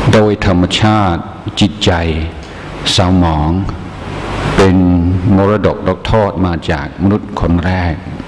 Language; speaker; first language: Thai; non-native, fluent; English